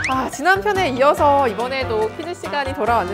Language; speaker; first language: Korean; native; Korean